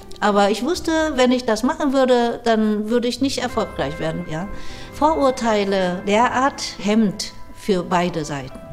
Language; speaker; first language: German; non-native, fluent; Vietnamese